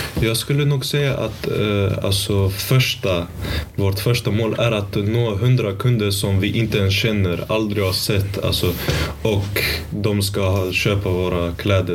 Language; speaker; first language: Swedish; early bilingual, other home language; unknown